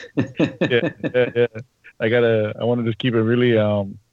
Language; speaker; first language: English; native; English